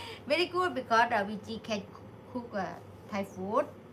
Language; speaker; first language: English; non-native, learner; Thai